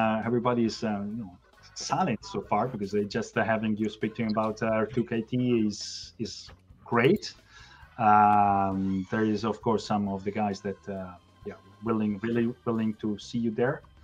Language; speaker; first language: English; non-native, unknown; Italian